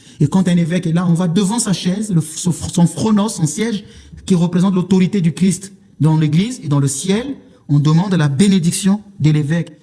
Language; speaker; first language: French; non-native, local second language; Lingala